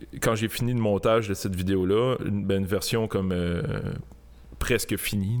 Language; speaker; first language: French; native; French